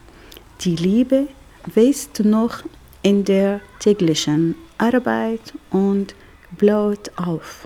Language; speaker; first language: German; non-native, fluent; Arabic